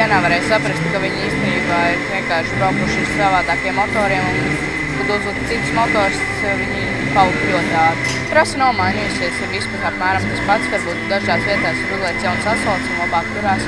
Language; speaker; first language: Latvian; native; Latvian